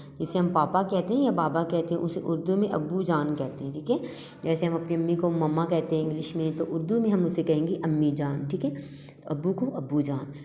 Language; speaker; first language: Urdu; native; Urdu